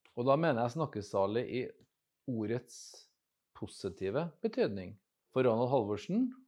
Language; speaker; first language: Norwegian; native; Norwegian